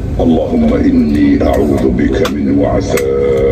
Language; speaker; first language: Arabic; non-native, learner; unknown